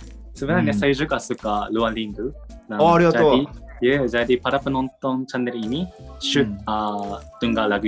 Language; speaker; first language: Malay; non-native, learner; Japanese